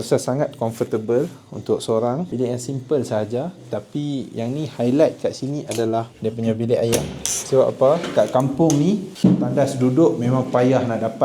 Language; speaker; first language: Malay; native; Malay